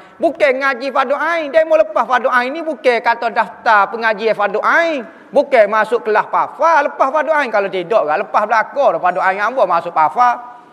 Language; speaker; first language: Malay; native; Malay